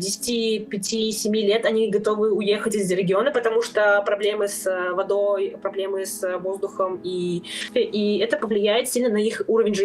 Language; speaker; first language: Russian; non-native, local second language; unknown